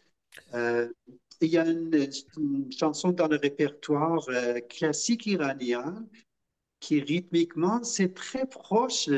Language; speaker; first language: French; non-native, fluent; Persian